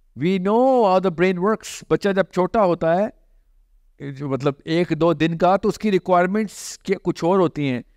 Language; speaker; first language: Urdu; native; Urdu